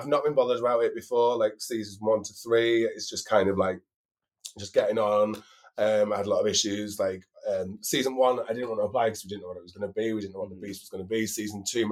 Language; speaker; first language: English; native; English